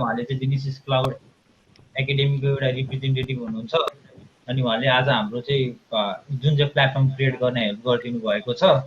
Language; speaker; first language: Nepali; native; Nepali